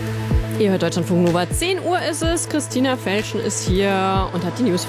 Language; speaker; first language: German; native; German